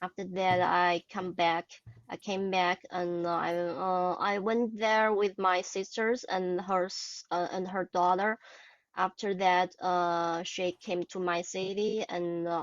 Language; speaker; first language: English; non-native, learner; Chinese